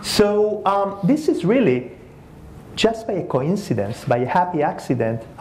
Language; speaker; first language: English; early bilingual, other home language; Spanish